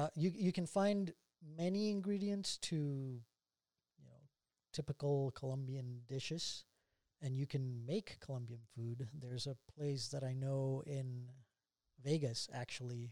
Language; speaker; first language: English; non-native, fluent; Spanish